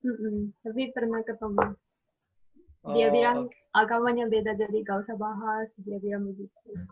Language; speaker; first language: Indonesian; non-native, fluent; Japanese